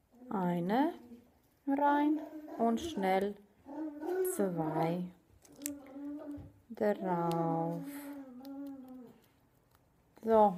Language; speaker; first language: German; non-native, fluent; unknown